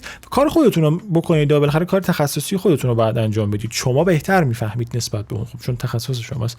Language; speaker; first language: Persian; native; Persian